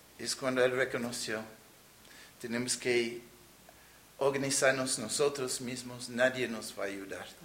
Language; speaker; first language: Spanish; non-native, fluent; English